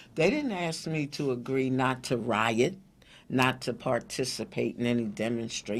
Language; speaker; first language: English; native; English